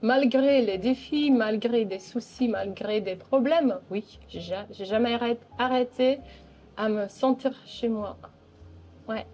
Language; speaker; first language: French; non-native, local second language; Dutch